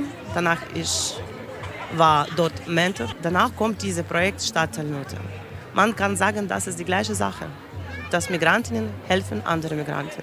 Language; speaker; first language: German; non-native, learner; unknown